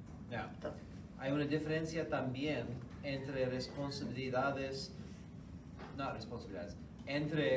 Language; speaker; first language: Spanish; non-native, fluent; English